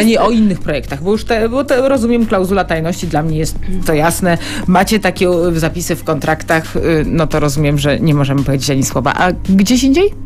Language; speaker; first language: Polish; native; Polish